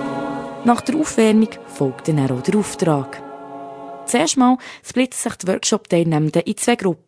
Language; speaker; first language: German; native; German